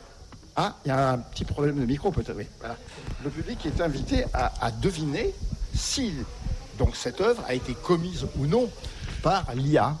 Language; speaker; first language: French; native; French